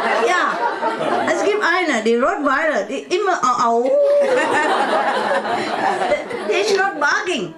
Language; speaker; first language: German; non-native, learner; Vietnamese